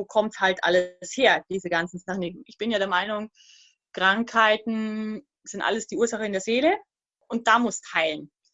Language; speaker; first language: German; native; German